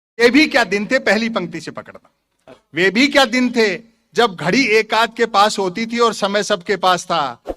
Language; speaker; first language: Hindi; native; Hindi